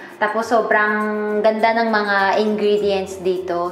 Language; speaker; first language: Filipino; non-native, fluent; Korean